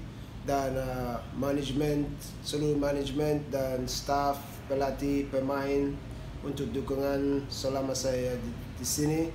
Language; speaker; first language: Indonesian; non-native, fluent; English